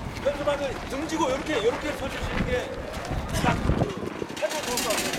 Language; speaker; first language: Korean; native; Korean